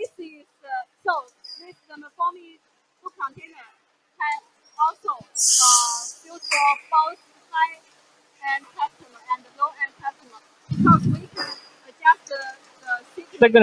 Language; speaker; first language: English; non-native, fluent; Chinese